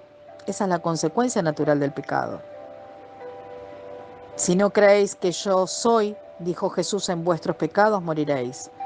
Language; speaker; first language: Spanish; native; Spanish